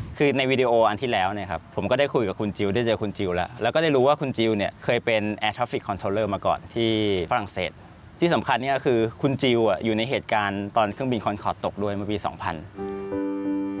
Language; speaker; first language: Thai; native; Thai